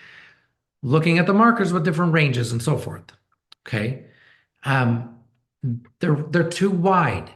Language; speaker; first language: English; native; English